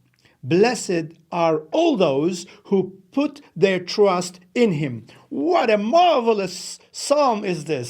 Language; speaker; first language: English; non-native, fluent; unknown